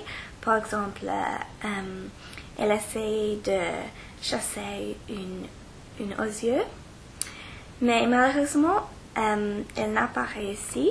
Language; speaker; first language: French; non-native, learner; English